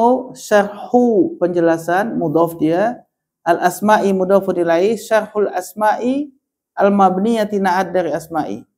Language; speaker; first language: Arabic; non-native, fluent; Indonesian